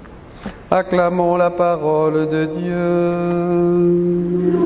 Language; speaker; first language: French; native; French